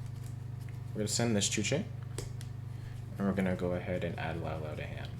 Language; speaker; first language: English; native; English